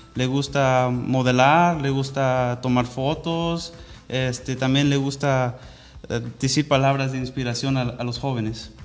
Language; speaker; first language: Spanish; early bilingual, heritage; Spanish